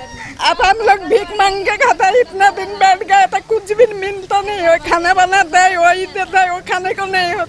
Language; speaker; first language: Hindi; non-native, local second language; Bangla